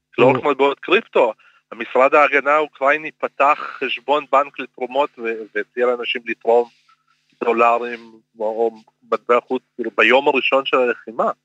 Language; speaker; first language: Hebrew; early bilingual, other home language; Russian